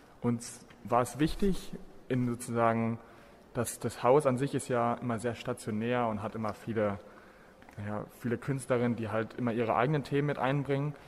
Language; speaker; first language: German; native; German